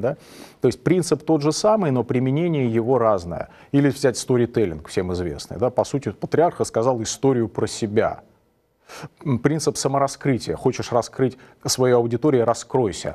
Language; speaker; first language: Russian; native; Russian